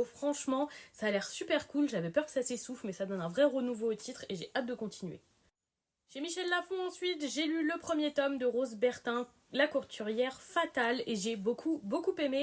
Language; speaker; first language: French; native; French